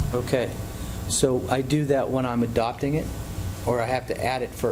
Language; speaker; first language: English; native; English